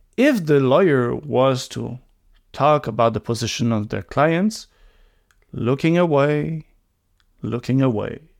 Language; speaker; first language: English; non-native, local second language; French